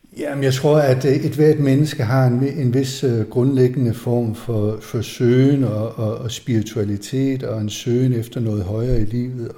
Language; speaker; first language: Danish; native; Danish